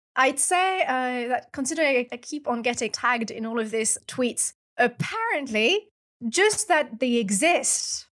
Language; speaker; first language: English; non-native, fluent; French